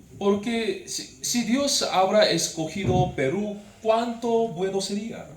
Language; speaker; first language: Spanish; non-native, fluent; Korean